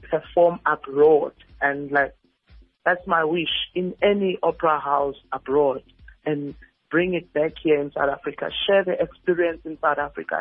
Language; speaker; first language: English; non-native, local second language; Zulu